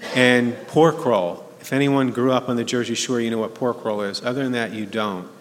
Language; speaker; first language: English; native; English